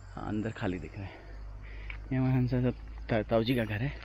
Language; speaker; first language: Hindi; native; Hindi